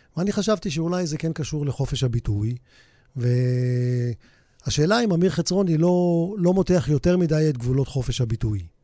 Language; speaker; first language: Hebrew; native; Hebrew